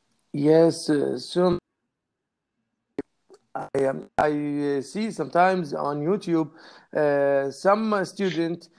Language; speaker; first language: English; non-native, learner; Arabic